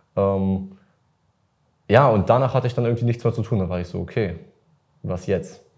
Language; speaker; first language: German; early bilingual, other home language; Russian